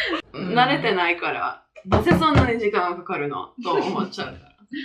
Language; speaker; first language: Japanese; non-native, fluent; French